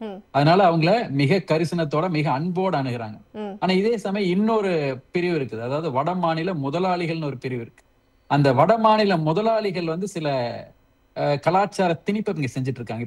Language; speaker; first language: Tamil; native; Tamil